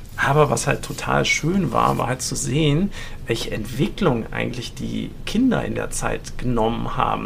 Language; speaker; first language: German; native; German